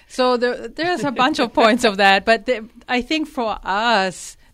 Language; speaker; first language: English; non-native, fluent; German